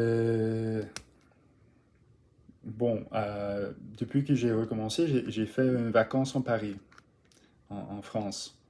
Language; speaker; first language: French; non-native, learner; English